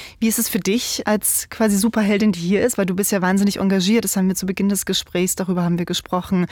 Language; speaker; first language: German; native; German